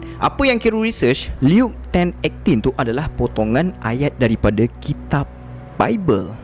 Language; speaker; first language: Malay; native; Malay